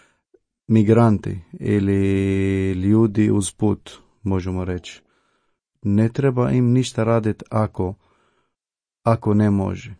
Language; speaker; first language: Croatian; non-native, learner; Arabic